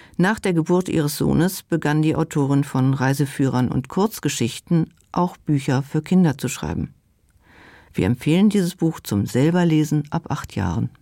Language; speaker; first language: German; non-native, local second language; Luxembourgish